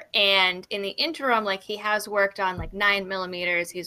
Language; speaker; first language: English; native; English